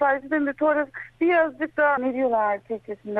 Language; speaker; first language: Turkish; early bilingual, heritage; Turkish